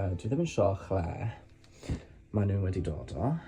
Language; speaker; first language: Welsh; non-native, local second language; English